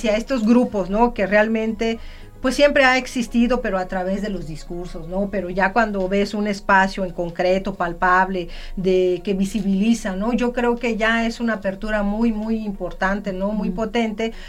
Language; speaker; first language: Spanish; non-native, local second language; Zapotec